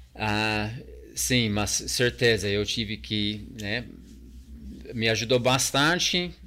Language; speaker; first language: Portuguese; non-native, fluent; English